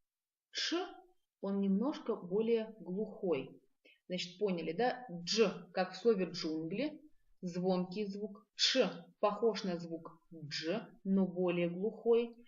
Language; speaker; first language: Russian; non-native, local second language; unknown